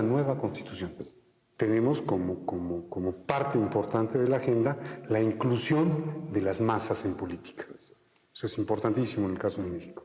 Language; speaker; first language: Spanish; native; Spanish